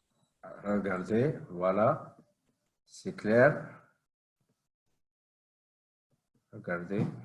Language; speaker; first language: French; non-native, fluent; Arabic